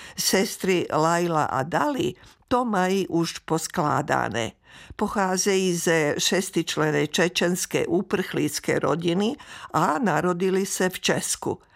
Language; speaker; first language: Czech; native; Czech